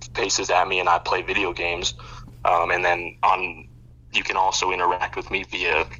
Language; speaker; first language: English; native; English